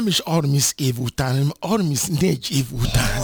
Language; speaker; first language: Hungarian; non-native, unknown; Yoruba